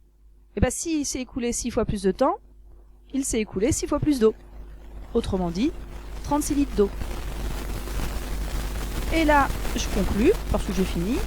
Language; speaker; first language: French; native; French